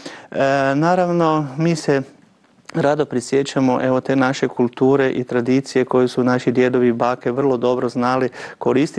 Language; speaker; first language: Croatian; native; Croatian